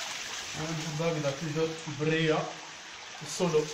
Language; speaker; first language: Arabic; native; Arabic